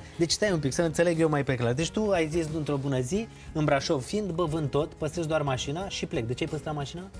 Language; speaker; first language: Romanian; native; Romanian